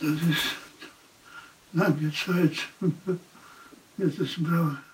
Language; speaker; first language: German; non-native, fluent; Polish